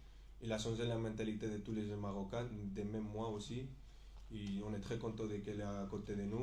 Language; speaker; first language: French; non-native, fluent; Spanish